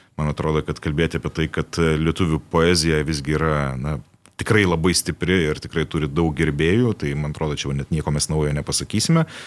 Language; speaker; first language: Lithuanian; native; Lithuanian